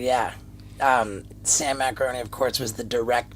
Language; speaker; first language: English; native; English